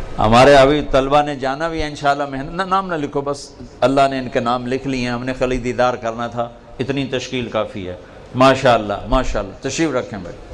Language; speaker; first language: Urdu; non-native, local second language; Punjabi